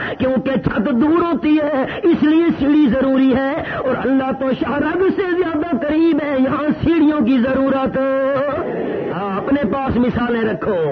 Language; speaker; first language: Urdu; non-native, local second language; Saraiki